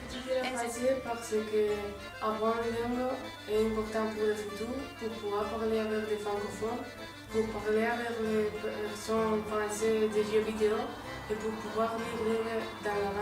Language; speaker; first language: French; non-native, learner; Spanish